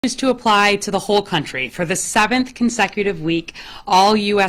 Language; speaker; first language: English; native; English